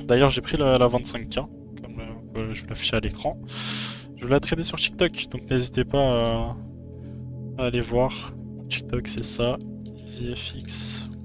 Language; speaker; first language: French; native; French